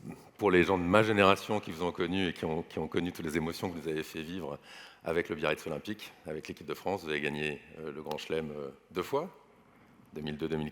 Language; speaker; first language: French; native; French